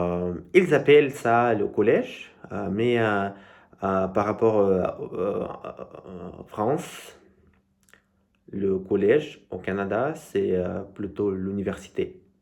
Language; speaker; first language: French; non-native, learner; Russian